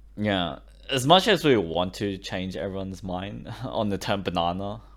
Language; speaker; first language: English; early bilingual, other home language; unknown